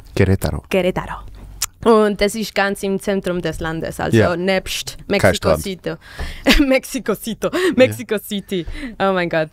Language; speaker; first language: German; non-native, fluent; Spanish